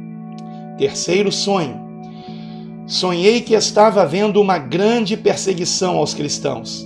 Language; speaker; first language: Portuguese; native; Portuguese